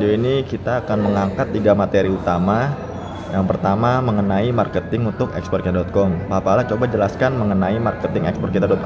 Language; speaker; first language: Indonesian; native; Indonesian